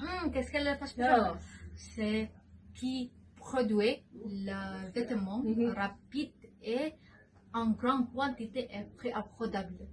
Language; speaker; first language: French; non-native, learner; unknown